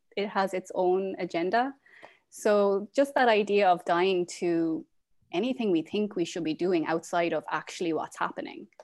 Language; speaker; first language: English; native; English